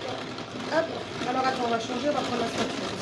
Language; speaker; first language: French; native; French